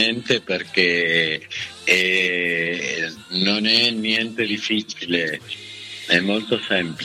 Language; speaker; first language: Italian; non-native, fluent; Spanish